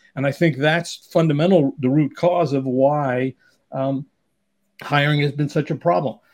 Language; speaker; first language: English; native; English